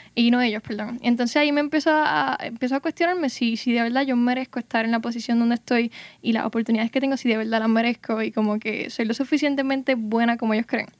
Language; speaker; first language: Spanish; native; Spanish